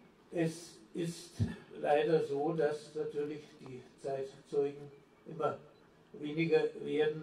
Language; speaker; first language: German; native; German